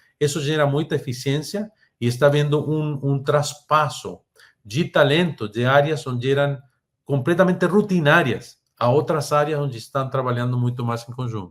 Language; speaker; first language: Portuguese; non-native, fluent; Spanish